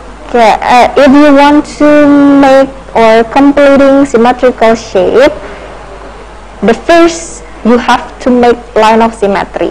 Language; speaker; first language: English; non-native, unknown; Indonesian